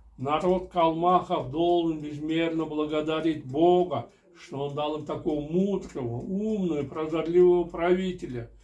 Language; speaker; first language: Russian; non-native, local second language; Kyrgyz